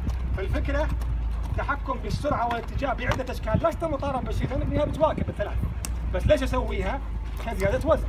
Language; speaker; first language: Arabic; native; Arabic